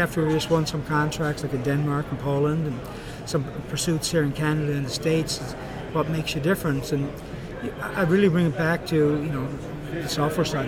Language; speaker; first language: English; native; English